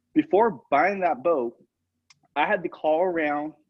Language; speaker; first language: English; native; English